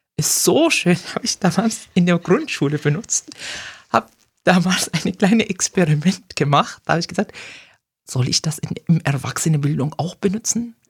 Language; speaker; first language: German; non-native, fluent; Arabic